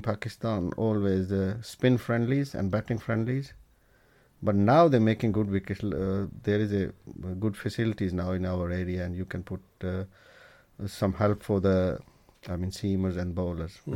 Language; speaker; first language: English; non-native, local second language; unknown